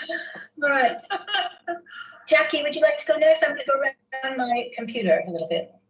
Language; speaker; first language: English; native; English